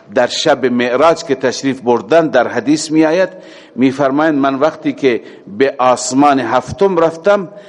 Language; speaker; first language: Persian; native; Persian